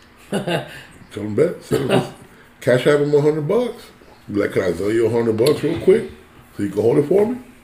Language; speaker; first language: English; early bilingual, other home language; Spanish